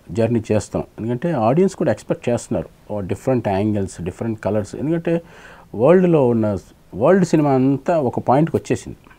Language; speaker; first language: Telugu; native; Telugu